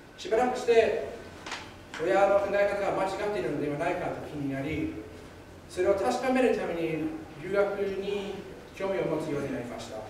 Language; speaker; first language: Japanese; non-native, fluent; English